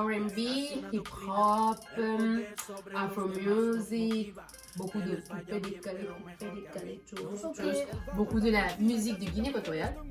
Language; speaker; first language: French; native; French